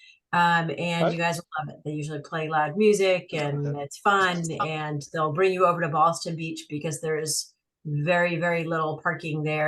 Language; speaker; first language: English; native; English